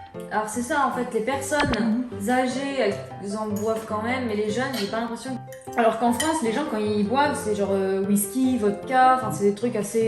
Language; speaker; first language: French; native; French